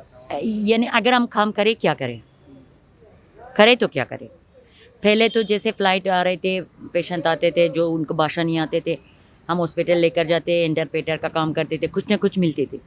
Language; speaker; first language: Hindi; non-native, fluent; Pashto